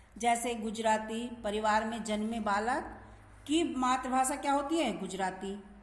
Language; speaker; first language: Hindi; native; Hindi